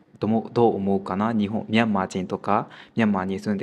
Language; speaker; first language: Japanese; non-native, fluent; Burmese